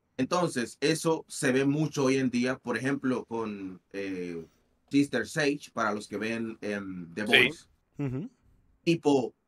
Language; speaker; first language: Spanish; native; Spanish